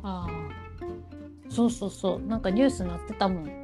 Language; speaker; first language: Japanese; native; Japanese